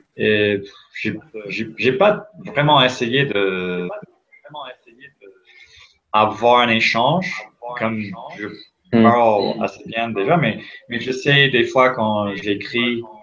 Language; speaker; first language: French; non-native, fluent; English